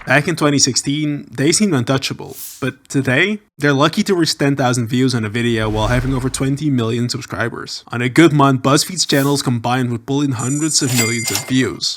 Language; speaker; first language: English; native; English